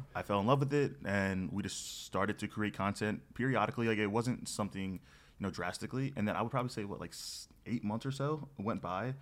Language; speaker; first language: English; native; English